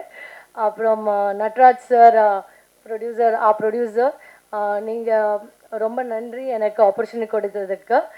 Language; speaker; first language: Tamil; non-native, learner; Kannada